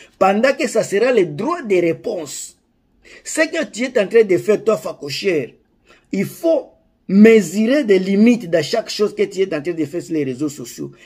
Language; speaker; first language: French; non-native, local second language; Lingala